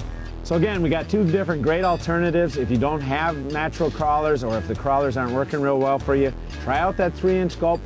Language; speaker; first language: English; native; English